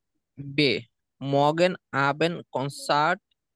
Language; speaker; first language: German; non-native, learner; Bangla